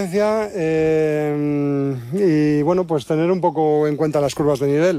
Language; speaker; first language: Spanish; native; Spanish